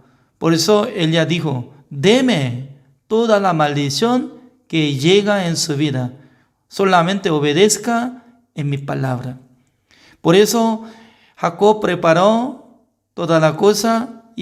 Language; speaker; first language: Spanish; non-native, learner; Korean